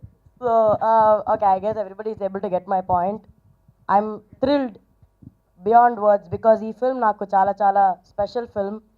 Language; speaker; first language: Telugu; non-native, learner; Tamil